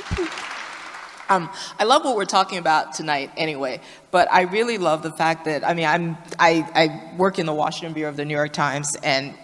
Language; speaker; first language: English; native; English